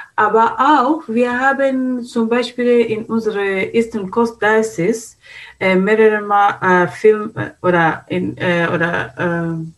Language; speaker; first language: German; non-native, learner; Swahili